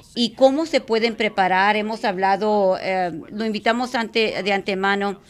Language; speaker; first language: Spanish; native; Spanish